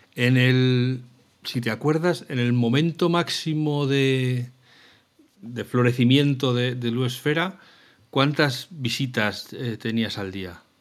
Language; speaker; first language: Spanish; native; Spanish